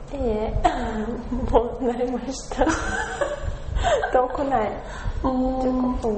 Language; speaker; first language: Japanese; non-native, learner; Russian